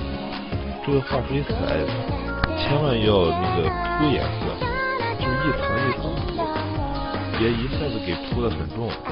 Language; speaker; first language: Chinese; native; Chinese